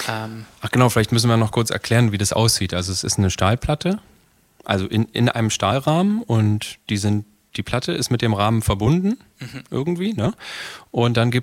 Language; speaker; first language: German; native; German